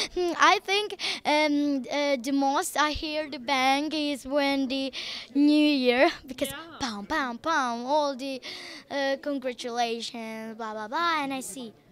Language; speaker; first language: English; non-native, learner; Serbian